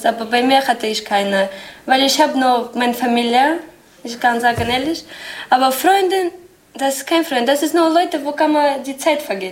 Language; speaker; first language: German; non-native, learner; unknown